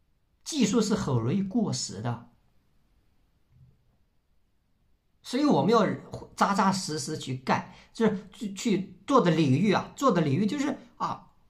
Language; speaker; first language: Chinese; native; Chinese